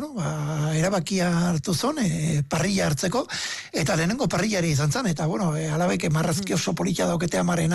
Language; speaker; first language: Basque; native; Basque